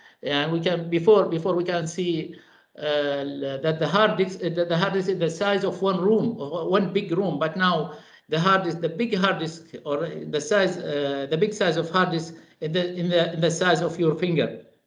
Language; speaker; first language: English; non-native, fluent; Arabic